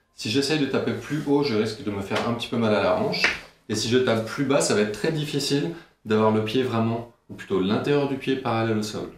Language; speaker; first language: French; native; French